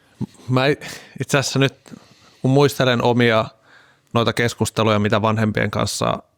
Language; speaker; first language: Finnish; native; Finnish